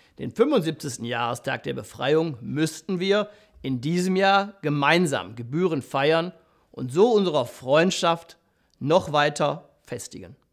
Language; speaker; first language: German; native; German